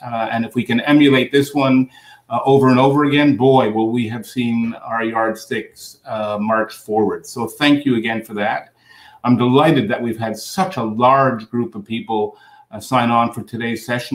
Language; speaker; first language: English; native; English